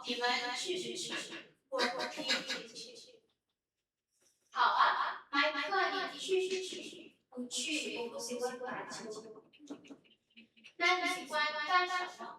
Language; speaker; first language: Chinese; non-native, learner; Indonesian